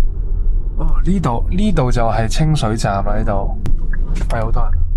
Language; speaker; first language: Cantonese; native; Cantonese